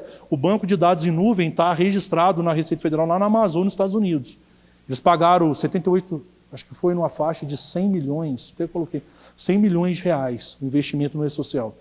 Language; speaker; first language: Portuguese; native; Portuguese